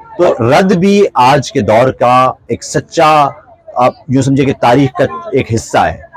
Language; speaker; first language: Urdu; native; Urdu